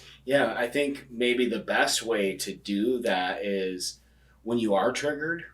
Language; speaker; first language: English; native; English